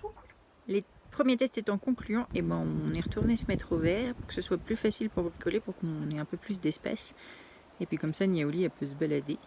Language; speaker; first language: French; native; French